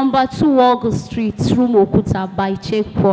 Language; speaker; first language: English; non-native, local second language; Igbo